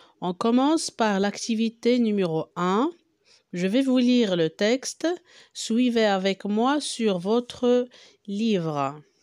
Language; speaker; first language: French; non-native, local second language; Arabic